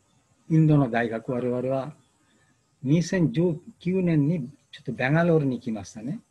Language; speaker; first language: Japanese; non-native, learner; Bangla